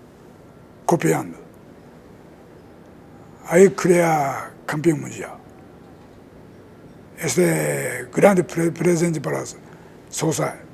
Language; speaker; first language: Portuguese; non-native, learner; Japanese